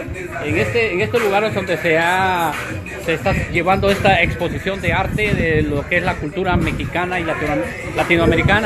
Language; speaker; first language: Spanish; native; Spanish